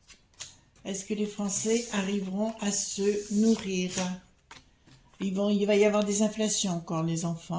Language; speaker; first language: French; native; French